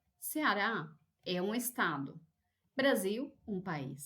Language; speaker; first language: Portuguese; non-native, fluent; Spanish